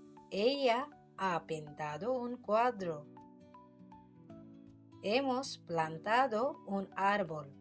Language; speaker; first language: Spanish; non-native, fluent; Bangla